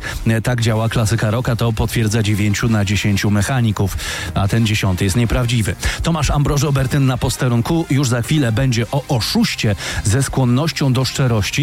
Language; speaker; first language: Polish; native; Polish